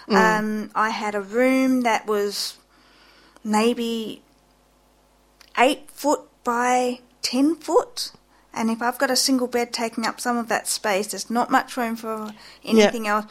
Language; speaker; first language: English; native; English